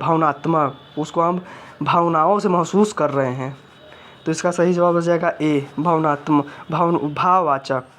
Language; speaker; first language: Hindi; native; Hindi